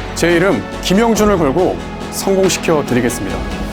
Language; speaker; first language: Korean; native; Korean